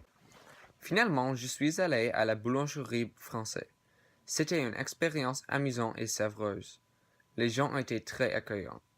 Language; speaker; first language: French; non-native, learner; English